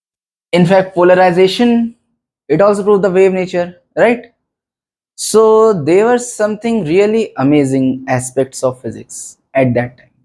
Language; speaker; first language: English; non-native, local second language; Hindi